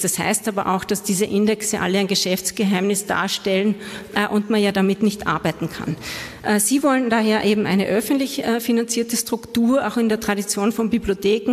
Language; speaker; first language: German; native; German